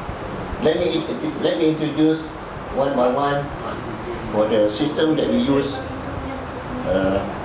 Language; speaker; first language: English; non-native, learner; Malay